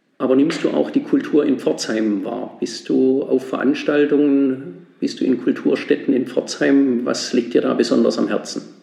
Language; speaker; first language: German; native; German